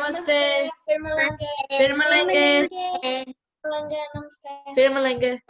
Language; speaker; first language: Hindi; non-native, learner; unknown